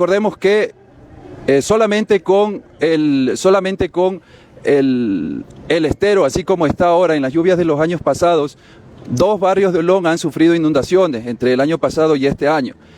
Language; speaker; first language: Spanish; native; Spanish